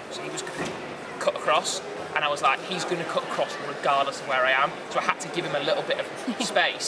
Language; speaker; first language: English; native; English